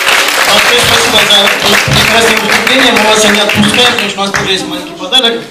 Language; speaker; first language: Russian; non-native, fluent; Turkish